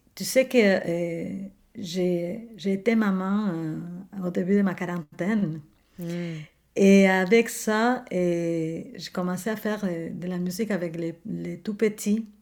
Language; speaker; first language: French; non-native, fluent; Spanish